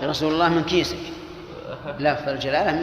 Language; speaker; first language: Arabic; native; Arabic